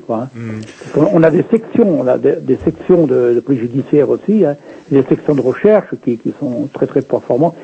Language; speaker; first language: French; native; French